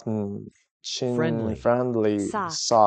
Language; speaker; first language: English; non-native, learner; Korean